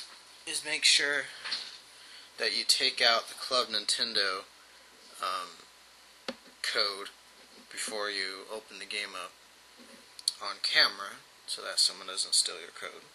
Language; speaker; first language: English; native; English